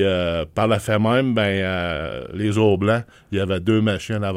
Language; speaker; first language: French; native; French